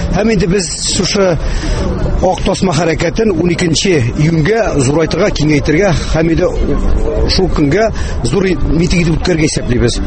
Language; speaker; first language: Tatar; native; Tatar